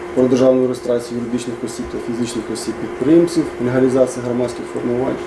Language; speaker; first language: Ukrainian; non-native, local second language; Russian